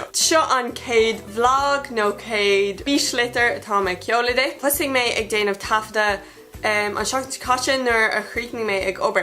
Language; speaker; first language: Irish; non-native, local second language; English